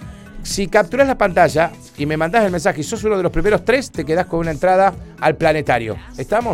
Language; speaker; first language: Spanish; native; Spanish